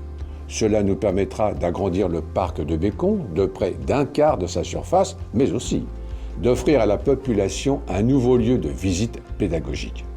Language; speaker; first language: French; native; French